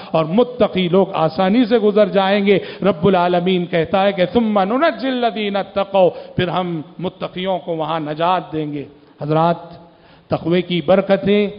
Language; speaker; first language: Urdu; native; Urdu